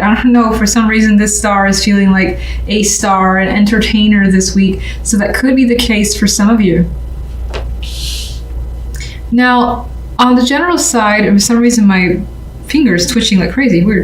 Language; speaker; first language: English; native; English